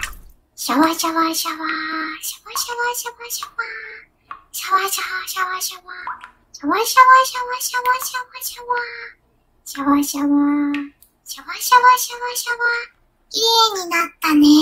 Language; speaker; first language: Japanese; native; Japanese